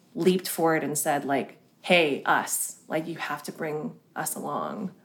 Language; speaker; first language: English; early bilingual, other home language; Cantonese